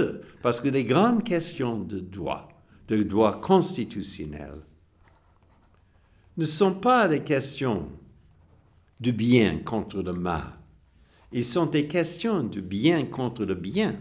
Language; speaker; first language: French; non-native, fluent; English